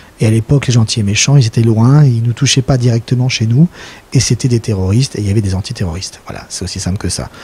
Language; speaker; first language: French; native; French